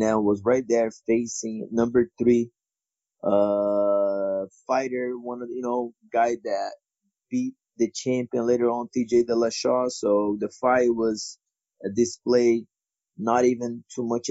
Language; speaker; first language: English; non-native, fluent; Portuguese